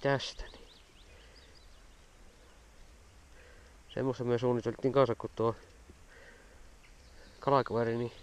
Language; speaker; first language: Finnish; native; Finnish